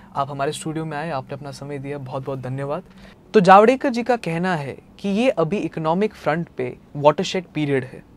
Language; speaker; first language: Hindi; native; Hindi